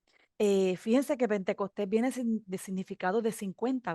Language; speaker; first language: Spanish; native; Spanish